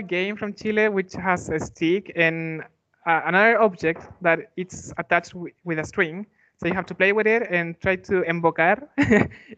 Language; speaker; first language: English; non-native, fluent; Spanish